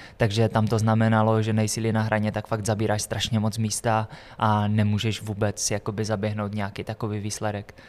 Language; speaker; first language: Czech; native; Czech